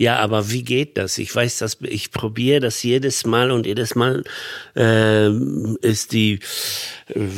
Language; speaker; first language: German; non-native, fluent; Polish